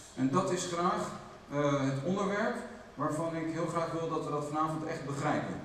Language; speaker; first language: Dutch; native; Dutch